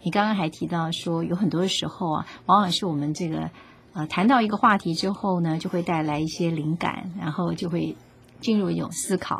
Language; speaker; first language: Chinese; native; Chinese